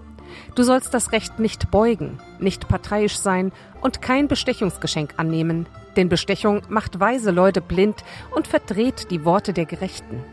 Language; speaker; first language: German; native; German